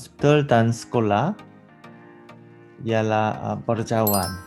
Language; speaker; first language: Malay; non-native, learner; Korean